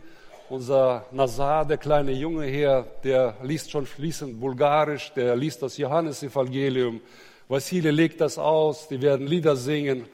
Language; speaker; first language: German; native; German